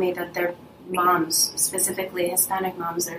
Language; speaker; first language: English; early bilingual, other home language; Russian